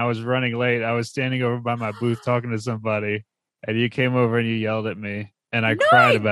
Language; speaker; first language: English; native; English